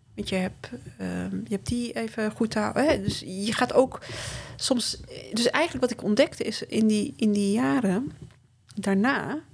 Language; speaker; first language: Dutch; early bilingual, other home language; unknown